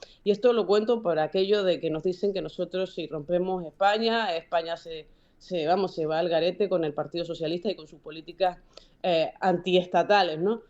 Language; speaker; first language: Spanish; native; Spanish